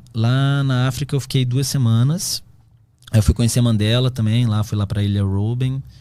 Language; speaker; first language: Portuguese; native; Portuguese